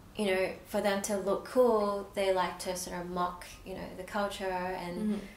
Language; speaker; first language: English; native; English